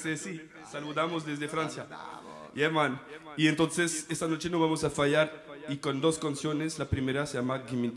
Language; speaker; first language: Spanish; non-native, fluent; French